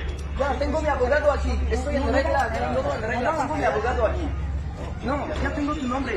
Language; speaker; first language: Spanish; non-native, fluent; French